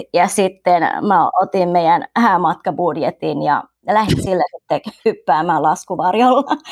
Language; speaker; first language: Finnish; early bilingual, other home language; Vietnamese